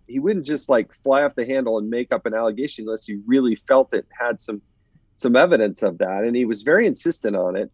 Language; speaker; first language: English; native; English